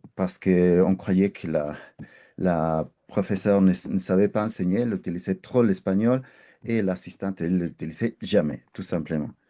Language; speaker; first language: French; non-native, fluent; Spanish